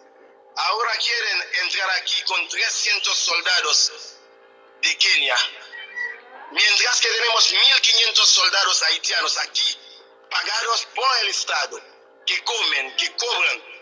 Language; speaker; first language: Spanish; non-native, fluent; Haitian Creole